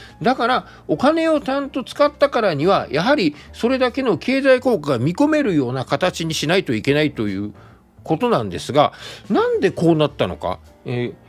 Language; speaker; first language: Japanese; native; Japanese